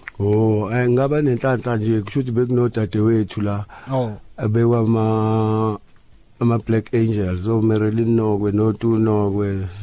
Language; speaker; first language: Zulu; native; Zulu